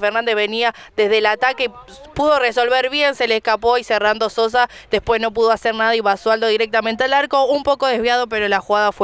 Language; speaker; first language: Spanish; native; Spanish